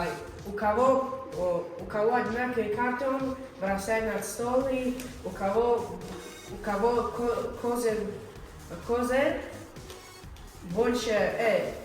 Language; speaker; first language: Russian; non-native, local second language; Tajik